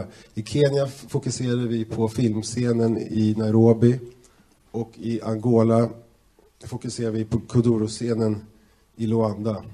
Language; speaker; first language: Swedish; native; Swedish